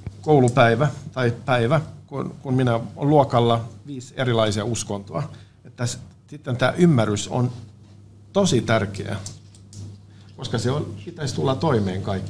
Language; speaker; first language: Finnish; non-native, fluent; Swedish